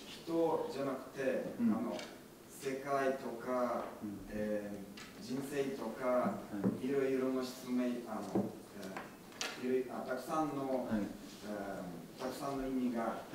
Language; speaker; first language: Japanese; non-native, learner; Ukrainian